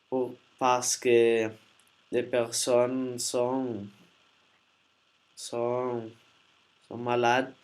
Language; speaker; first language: French; non-native, learner; Spanish